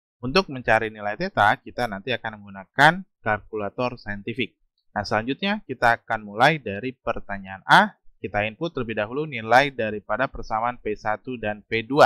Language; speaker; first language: Indonesian; native; Indonesian